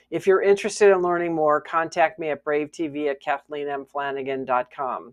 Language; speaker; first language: English; native; English